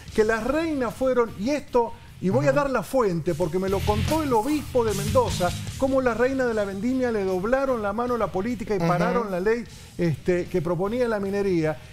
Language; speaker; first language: Spanish; native; Spanish